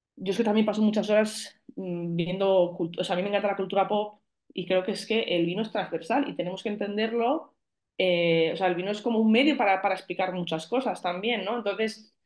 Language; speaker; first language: Spanish; native; Spanish